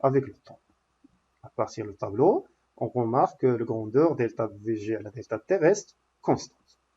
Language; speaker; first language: French; non-native, local second language; Arabic